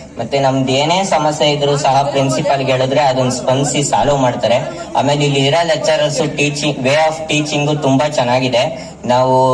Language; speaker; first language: Kannada; native; Kannada